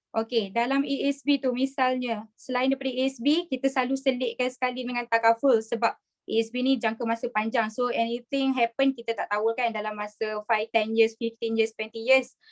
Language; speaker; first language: Malay; native; Malay